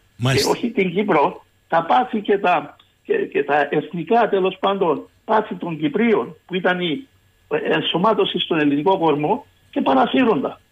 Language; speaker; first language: Greek; native; Greek